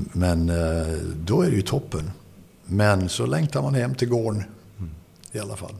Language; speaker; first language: Swedish; native; Swedish